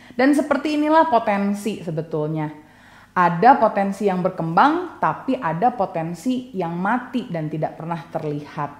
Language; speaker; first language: Indonesian; native; Indonesian